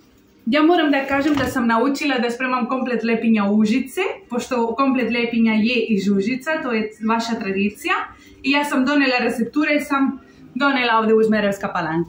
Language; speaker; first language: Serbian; non-native, learner; Spanish